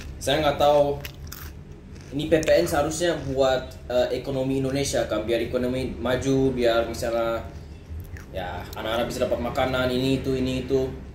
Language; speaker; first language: Indonesian; early bilingual, other home language; Dutch